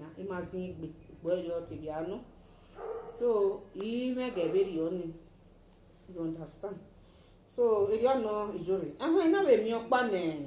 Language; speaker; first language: Nigerian Pidgin; native; Nigerian Pidgin